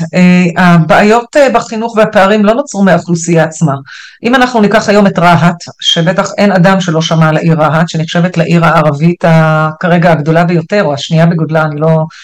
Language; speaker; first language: Hebrew; non-native, local second language; Arabic